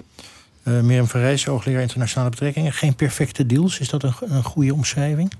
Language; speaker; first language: Dutch; native; Dutch